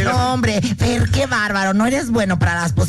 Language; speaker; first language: Spanish; native; Spanish